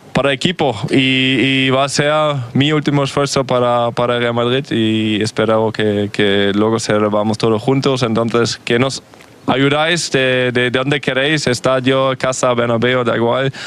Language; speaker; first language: Spanish; non-native, fluent; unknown